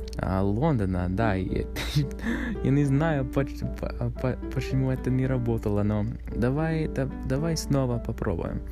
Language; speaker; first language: Russian; non-native, learner; English